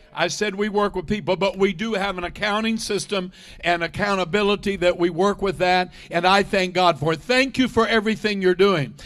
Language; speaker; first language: English; native; English